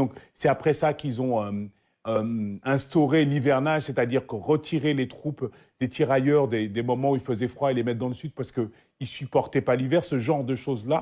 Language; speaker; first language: French; native; French